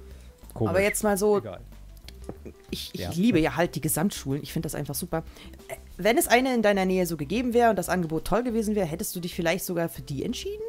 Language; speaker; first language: German; native; German